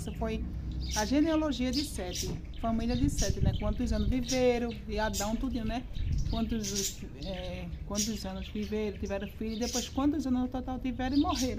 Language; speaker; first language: Portuguese; native; Portuguese